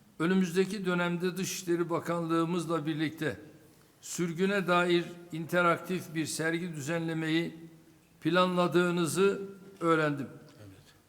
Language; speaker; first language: Turkish; native; Turkish